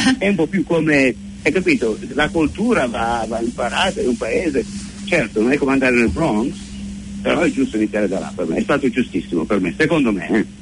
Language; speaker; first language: Italian; native; Italian